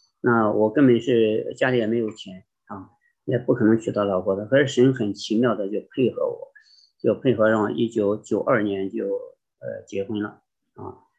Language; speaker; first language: Chinese; native; Chinese